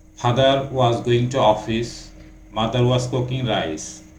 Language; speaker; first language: English; non-native, local second language; Bangla